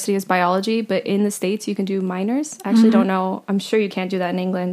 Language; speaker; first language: English; early bilingual, other home language; Spanish